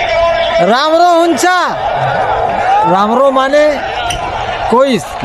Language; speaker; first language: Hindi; non-native, learner; Nepali